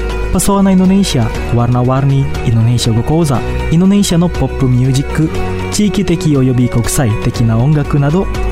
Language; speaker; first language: Japanese; non-native, fluent; Indonesian